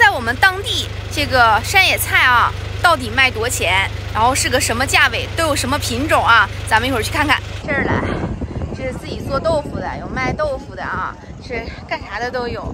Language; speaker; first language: Chinese; native; Chinese